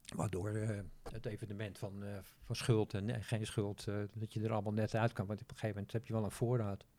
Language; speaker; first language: Dutch; native; Dutch